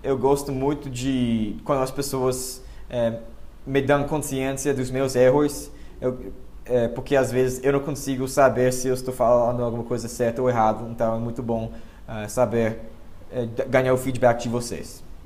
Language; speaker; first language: Portuguese; non-native, fluent; English